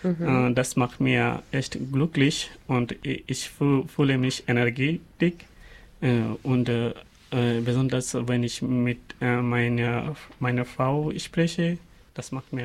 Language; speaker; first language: German; non-native, learner; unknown